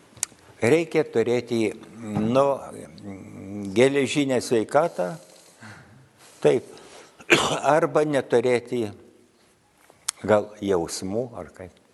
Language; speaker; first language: Lithuanian; native; Lithuanian